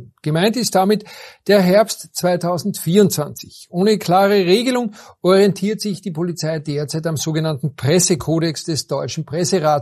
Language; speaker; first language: German; native; German